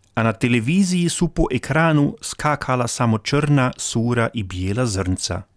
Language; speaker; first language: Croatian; native; Croatian